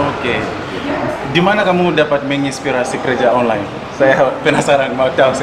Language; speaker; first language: Indonesian; non-native, fluent; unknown